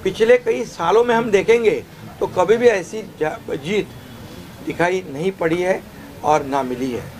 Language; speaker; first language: Hindi; non-native, local second language; Marathi